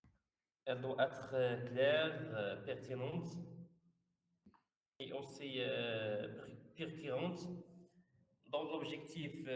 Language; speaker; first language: French; non-native, fluent; Arabic